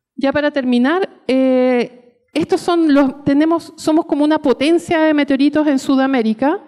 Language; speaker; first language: Spanish; native; Spanish